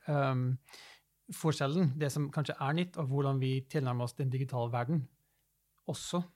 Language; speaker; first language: Norwegian; early bilingual, other home language; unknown